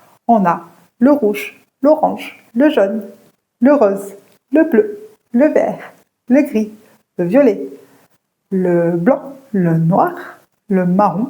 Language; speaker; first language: French; native; French